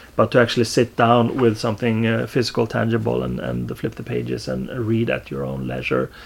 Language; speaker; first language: English; non-native, fluent; Swedish